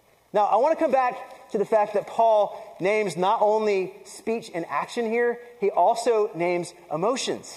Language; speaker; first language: English; native; English